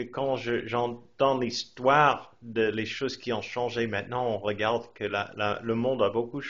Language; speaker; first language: French; non-native, fluent; English